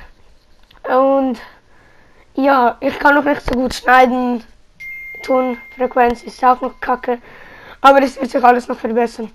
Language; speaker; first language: German; early bilingual, other home language; Italian